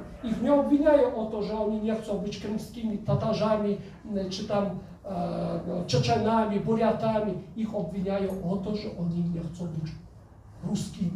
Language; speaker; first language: Polish; non-native, fluent; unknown